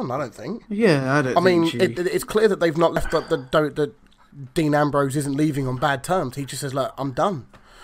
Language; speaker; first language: English; native; English